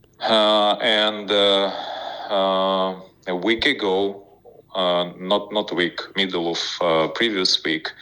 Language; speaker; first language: English; non-native, fluent; Ukrainian